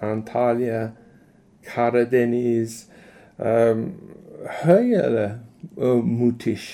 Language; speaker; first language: Turkish; non-native, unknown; English